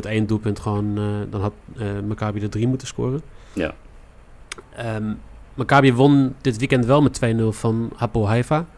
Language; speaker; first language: Dutch; native; Dutch